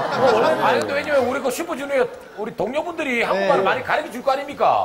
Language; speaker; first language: Korean; native; Korean